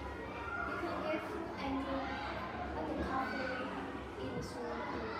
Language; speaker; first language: English; non-native, learner; Vietnamese